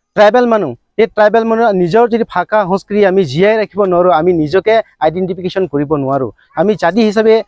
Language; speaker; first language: Assamese; non-native, local second language; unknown